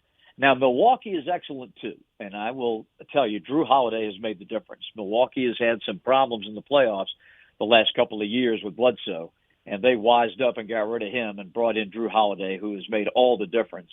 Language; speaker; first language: English; native; English